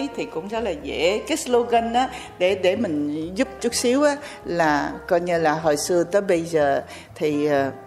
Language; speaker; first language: Vietnamese; native; Vietnamese